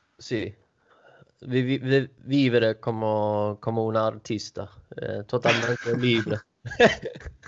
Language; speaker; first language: Italian; non-native, learner; Swedish